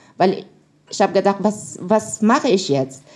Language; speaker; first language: German; non-native, learner; Filipino